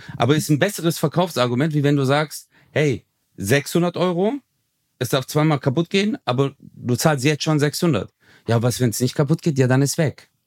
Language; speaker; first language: German; early bilingual, other home language; Turkish